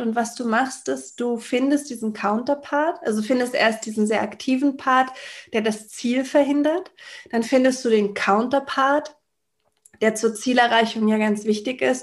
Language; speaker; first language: German; native; German